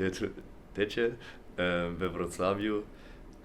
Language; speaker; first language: Polish; non-native, learner; Russian